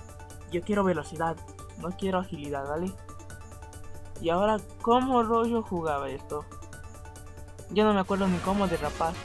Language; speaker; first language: Spanish; native; Spanish